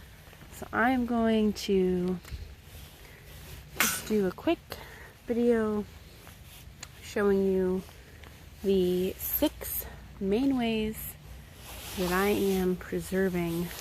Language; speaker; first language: English; native; English